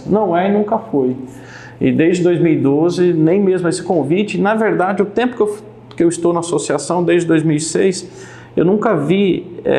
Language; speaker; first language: Portuguese; native; Portuguese